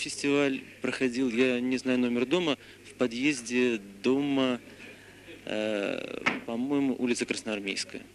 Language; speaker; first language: Russian; native; Russian